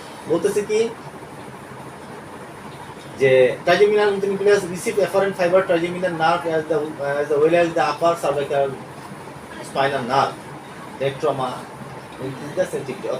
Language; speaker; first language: English; non-native, local second language; Bangla